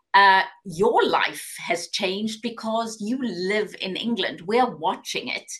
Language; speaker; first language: English; native; English